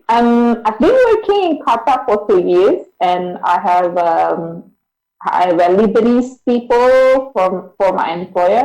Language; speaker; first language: English; non-native, learner; Indonesian